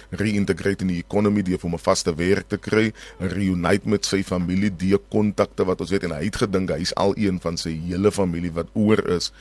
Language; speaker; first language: Afrikaans; native; Afrikaans